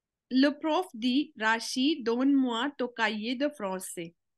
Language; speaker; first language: French; non-native, fluent; Hindi